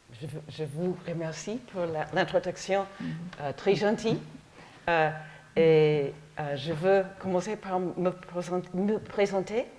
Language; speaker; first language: French; non-native, fluent; English